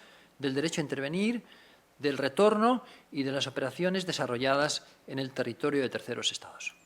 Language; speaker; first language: Spanish; native; Spanish